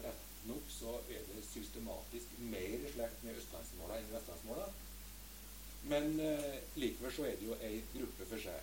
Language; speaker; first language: Norwegian; native; Norwegian